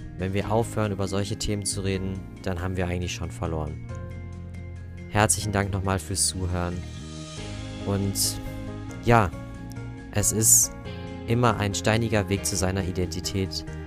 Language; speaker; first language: German; native; German